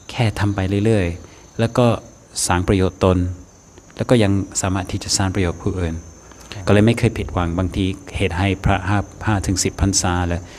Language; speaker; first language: Thai; non-native, fluent; English